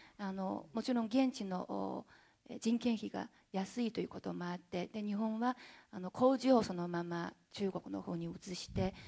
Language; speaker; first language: Japanese; non-native, fluent; Chinese